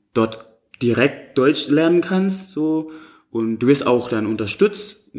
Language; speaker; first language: German; non-native, fluent; Indonesian